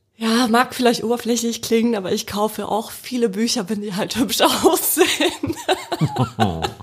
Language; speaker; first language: German; early bilingual, other home language; Polish